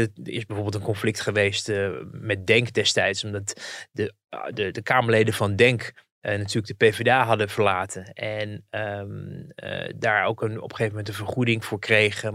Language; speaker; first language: Dutch; native; Dutch